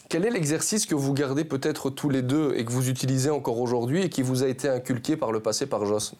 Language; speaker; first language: French; native; French